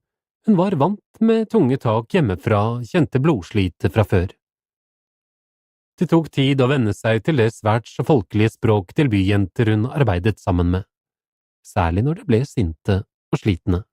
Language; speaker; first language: Norwegian; native; Norwegian